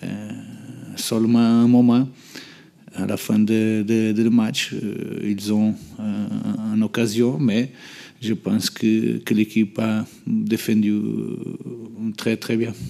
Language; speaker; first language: French; non-native, learner; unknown